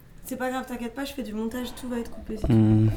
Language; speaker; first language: French; native; French